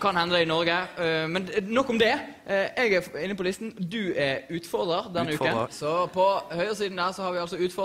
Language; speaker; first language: Norwegian; native; Norwegian